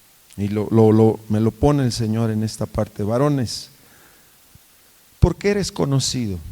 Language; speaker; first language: Spanish; native; Spanish